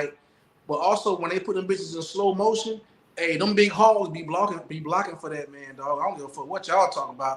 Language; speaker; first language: English; native; English